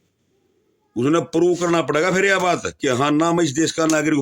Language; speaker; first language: Hindi; native; Hindi